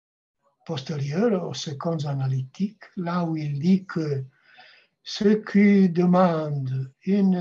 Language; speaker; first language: French; non-native, fluent; Italian